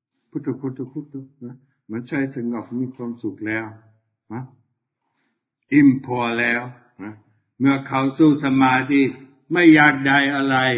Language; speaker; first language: Thai; non-native, fluent; German